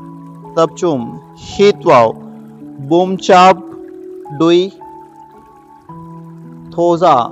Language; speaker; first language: Vietnamese; non-native, learner; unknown